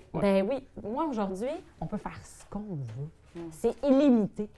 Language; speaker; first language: French; native; French